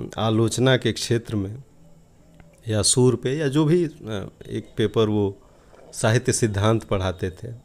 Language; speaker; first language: Hindi; native; Hindi